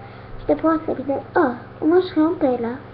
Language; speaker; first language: French; native; French